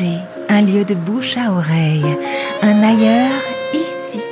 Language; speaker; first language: French; native; French